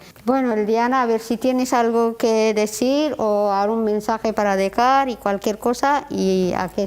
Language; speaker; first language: Spanish; non-native, learner; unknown